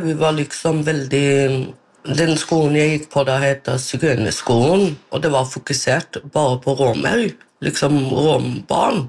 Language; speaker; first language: Norwegian; non-native, local second language; Romany